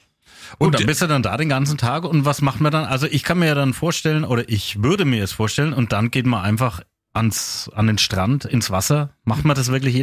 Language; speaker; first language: German; native; German